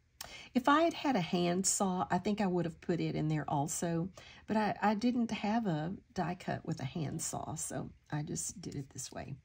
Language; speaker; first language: English; native; English